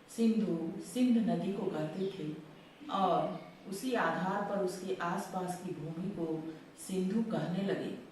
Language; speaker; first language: Hindi; native; Hindi